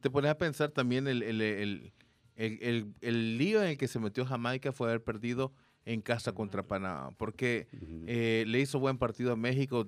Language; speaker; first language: Spanish; native; Spanish